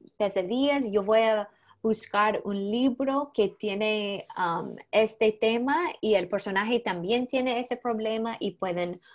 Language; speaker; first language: Spanish; non-native, learner; English